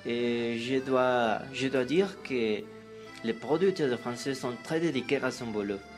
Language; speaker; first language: French; non-native, learner; Spanish